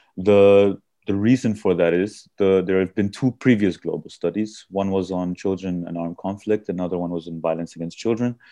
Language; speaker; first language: English; early bilingual, heritage; German